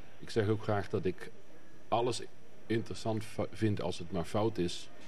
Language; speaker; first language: Dutch; native; Dutch